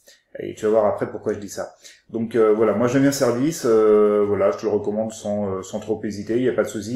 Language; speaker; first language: French; native; French